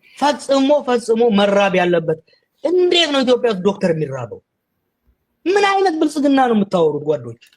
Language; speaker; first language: Amharic; non-native, local second language; Oromo